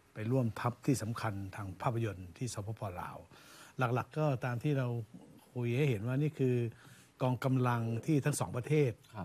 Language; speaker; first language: Thai; native; Thai